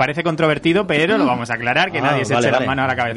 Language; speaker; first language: Spanish; native; Spanish